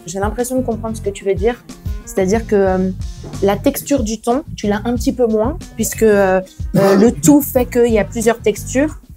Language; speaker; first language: French; native; French